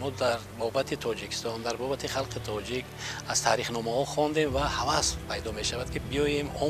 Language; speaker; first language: Persian; native; Persian